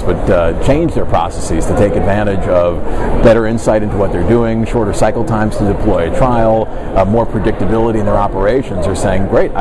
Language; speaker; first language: English; native; English